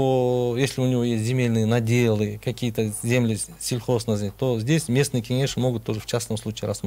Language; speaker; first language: Russian; non-native, local second language; Kyrgyz